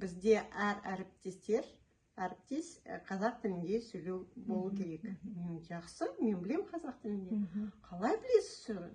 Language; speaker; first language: Kazakh; non-native, local second language; Russian